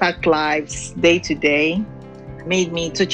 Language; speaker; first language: English; non-native, local second language; Yoruba